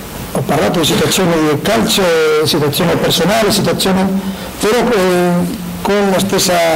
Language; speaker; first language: Italian; non-native, learner; Spanish